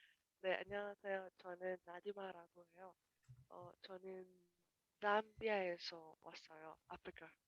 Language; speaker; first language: Korean; non-native, learner; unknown